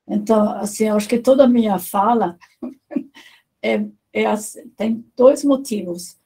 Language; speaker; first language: Portuguese; non-native, fluent; German